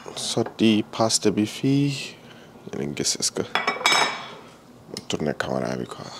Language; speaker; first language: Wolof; early bilingual, heritage; Wolof